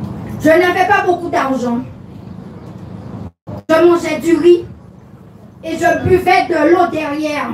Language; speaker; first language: French; native; French